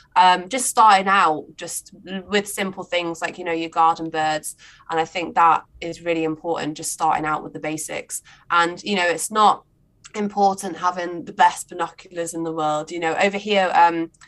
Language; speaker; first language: English; native; English